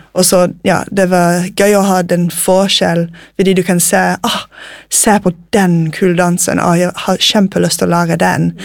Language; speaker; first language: Norwegian; non-native, fluent; English